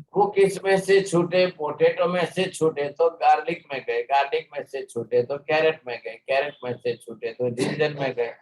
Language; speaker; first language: Hindi; non-native, local second language; Gujarati